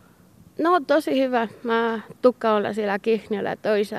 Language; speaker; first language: Finnish; non-native, learner; Basque